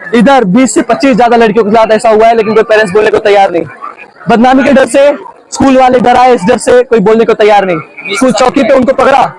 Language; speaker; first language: Hindi; native; Hindi